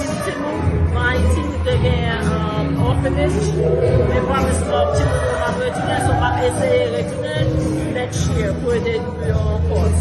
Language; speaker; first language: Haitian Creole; early bilingual, heritage; Haitian Creole